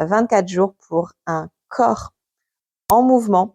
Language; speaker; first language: French; native; French